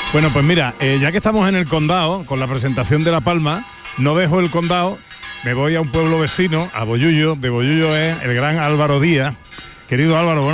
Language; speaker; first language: Spanish; native; Spanish